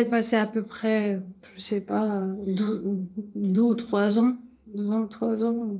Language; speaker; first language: French; non-native, learner; Russian